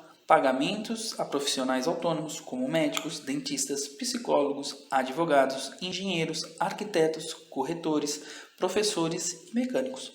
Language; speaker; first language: Portuguese; native; Portuguese